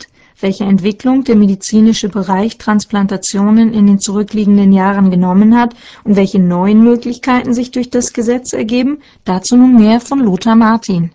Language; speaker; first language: German; native; German